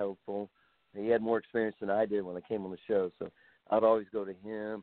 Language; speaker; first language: English; native; English